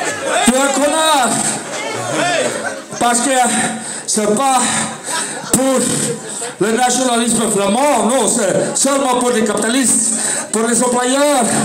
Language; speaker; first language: French; non-native, local second language; Dutch